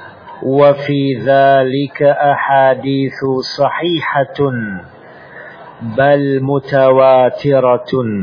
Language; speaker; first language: Arabic; non-native, fluent; Indonesian